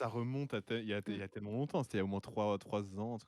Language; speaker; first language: French; native; French